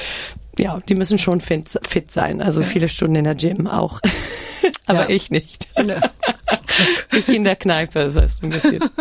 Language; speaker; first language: German; early bilingual, heritage; German